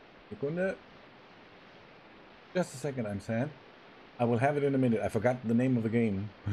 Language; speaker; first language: English; non-native, learner; German